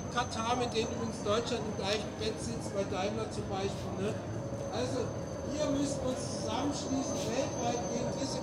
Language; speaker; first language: German; native; German